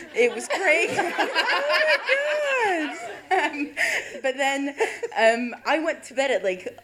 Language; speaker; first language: English; non-native, fluent; French